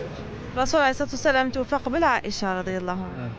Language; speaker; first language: Arabic; native; Arabic